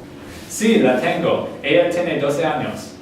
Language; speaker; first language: Spanish; non-native, learner; English